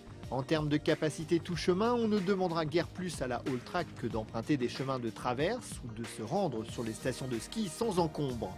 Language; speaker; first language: French; native; French